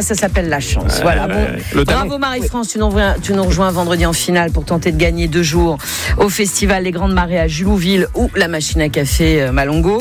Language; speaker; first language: French; native; French